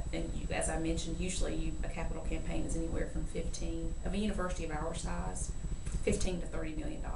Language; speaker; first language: English; native; English